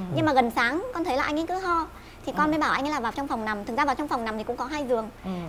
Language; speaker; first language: Vietnamese; native; Vietnamese